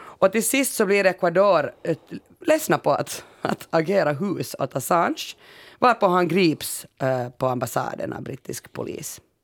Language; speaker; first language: Swedish; native; Swedish